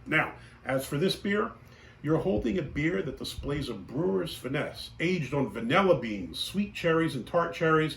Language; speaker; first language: English; native; English